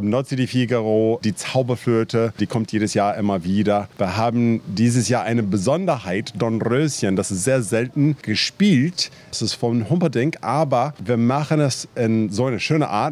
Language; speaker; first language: German; non-native, learner; English